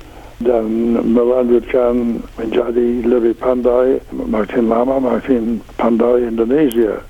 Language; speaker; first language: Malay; non-native, learner; English